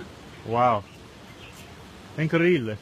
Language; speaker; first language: Spanish; non-native, learner; English